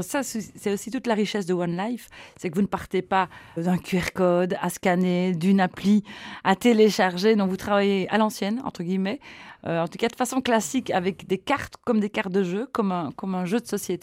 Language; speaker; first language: French; native; French